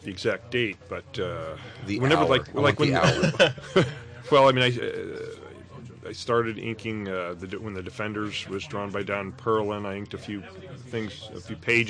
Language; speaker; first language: English; native; English